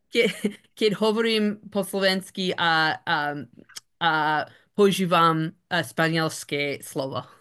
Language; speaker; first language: Slovak; non-native, learner; English